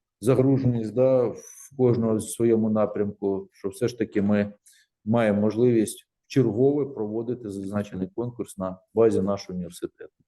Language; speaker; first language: Ukrainian; native; Ukrainian